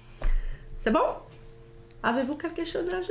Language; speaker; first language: French; non-native, fluent; Portuguese